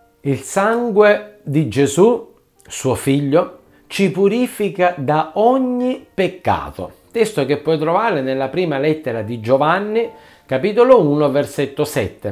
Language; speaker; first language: Italian; native; Italian